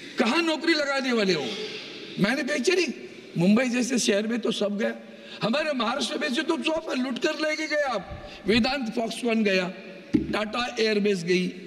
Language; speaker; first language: Hindi; non-native, local second language; Marathi